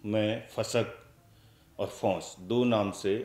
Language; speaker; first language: Hindi; native; Hindi